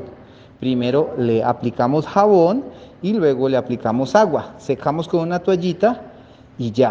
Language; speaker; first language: Spanish; native; Spanish